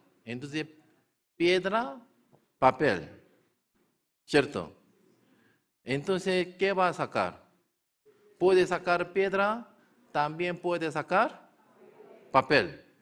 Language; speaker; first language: Spanish; non-native, learner; Korean